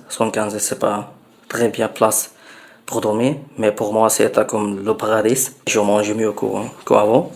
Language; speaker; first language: French; non-native, learner; Arabic